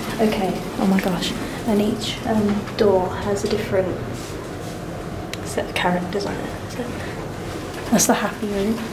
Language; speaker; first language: English; native; English